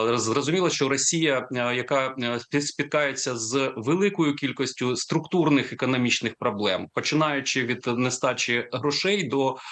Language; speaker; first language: Ukrainian; native; Ukrainian